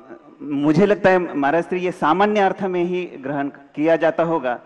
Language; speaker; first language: Hindi; native; Hindi